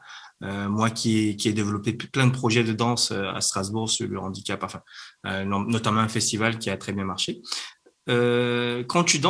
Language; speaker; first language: French; native; French